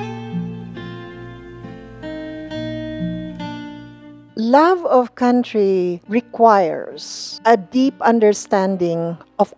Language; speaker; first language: English; non-native, local second language; Cebuano